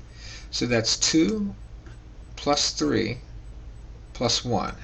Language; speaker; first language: English; native; English